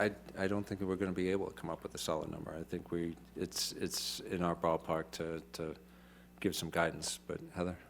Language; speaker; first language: English; native; English